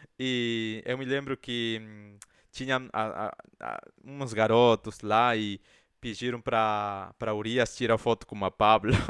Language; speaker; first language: Portuguese; non-native, fluent; Spanish